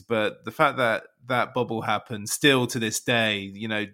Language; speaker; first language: English; native; English